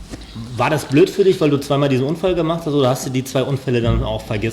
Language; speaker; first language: German; native; German